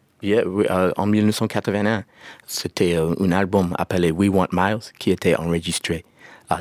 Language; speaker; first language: French; non-native, learner; English